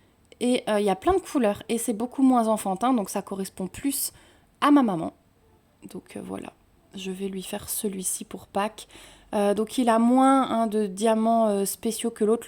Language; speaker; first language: French; native; French